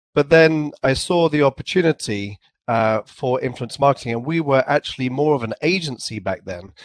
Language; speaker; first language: English; native; English